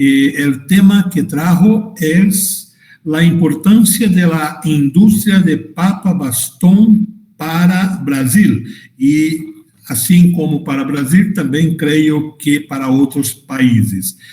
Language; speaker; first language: Spanish; non-native, fluent; Portuguese